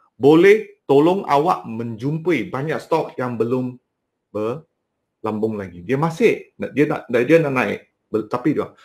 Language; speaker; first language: Malay; non-native, local second language; Cantonese